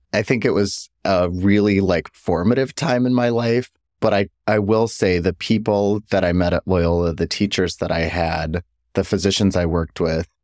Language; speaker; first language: English; native; English